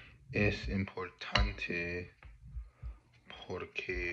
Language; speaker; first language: Spanish; non-native, learner; English